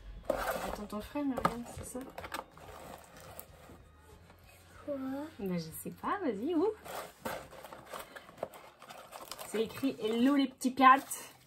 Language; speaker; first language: French; native; French